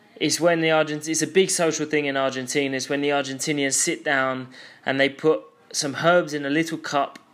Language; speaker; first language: English; native; English